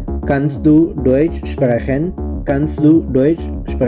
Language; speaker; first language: German; non-native, learner; Pashto